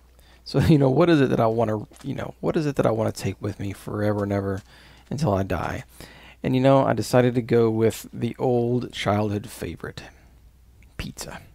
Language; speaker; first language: English; native; English